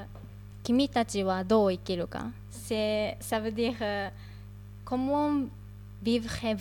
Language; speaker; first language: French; non-native, learner; Japanese